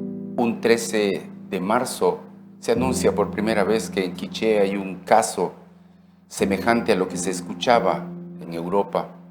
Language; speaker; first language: Spanish; native; Spanish